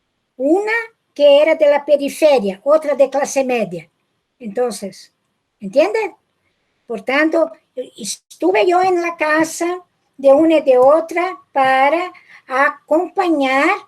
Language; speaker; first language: Spanish; non-native, fluent; Portuguese